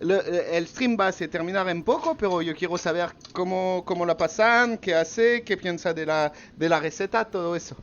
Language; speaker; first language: Spanish; non-native, learner; French